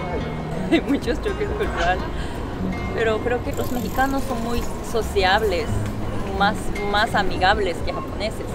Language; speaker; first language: Spanish; non-native, fluent; Japanese